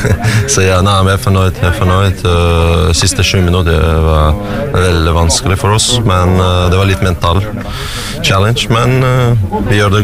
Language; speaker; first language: Norwegian; non-native, learner; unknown